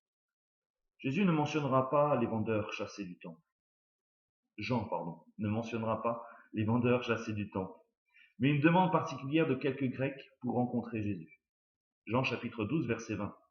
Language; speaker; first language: French; native; French